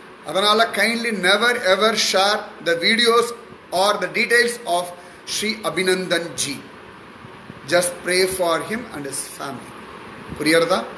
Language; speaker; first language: English; non-native, local second language; Tamil